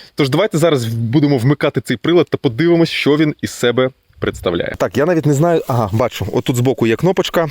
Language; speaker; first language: Ukrainian; non-native, local second language; Russian